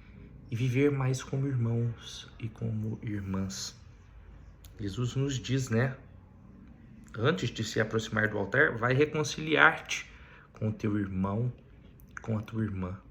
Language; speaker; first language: Portuguese; native; Portuguese